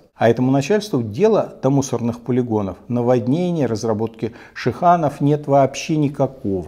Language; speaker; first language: Russian; native; Russian